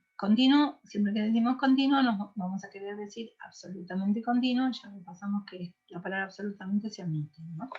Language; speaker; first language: Spanish; native; Spanish